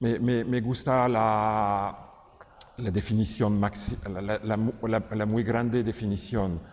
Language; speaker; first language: Spanish; non-native, learner; French